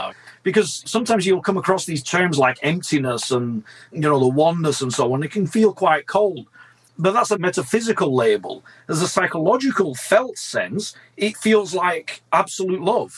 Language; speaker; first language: English; native; English